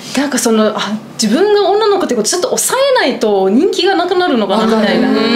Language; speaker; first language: Japanese; non-native, fluent; German